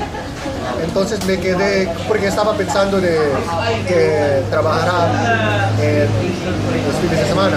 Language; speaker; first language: Spanish; non-native, fluent; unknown